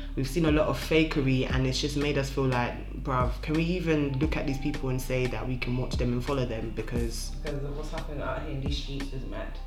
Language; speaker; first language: English; non-native, local second language; French